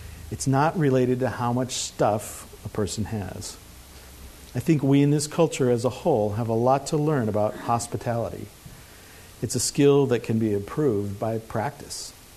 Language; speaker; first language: English; native; English